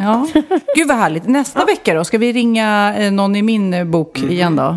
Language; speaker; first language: Swedish; native; Swedish